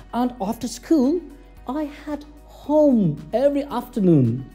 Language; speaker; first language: English; non-native, fluent; Turkish